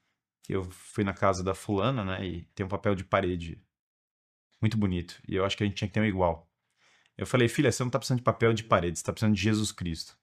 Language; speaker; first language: Portuguese; native; Portuguese